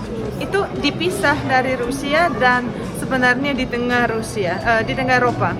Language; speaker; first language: Indonesian; non-native, fluent; Russian